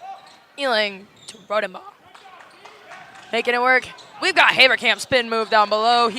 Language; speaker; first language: English; native; English